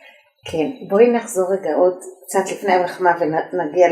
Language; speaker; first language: Hebrew; native; Hebrew